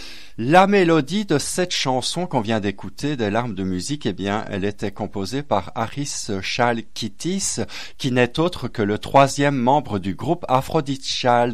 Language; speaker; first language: French; native; French